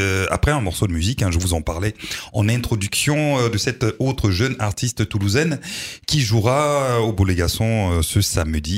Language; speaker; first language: French; native; French